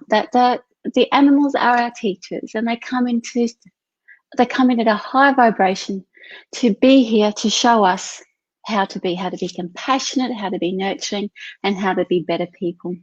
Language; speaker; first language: English; native; English